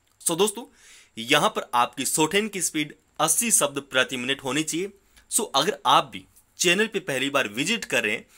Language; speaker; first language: Hindi; native; Hindi